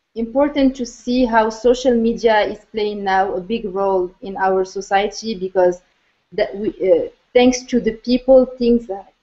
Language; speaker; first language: English; non-native, fluent; Arabic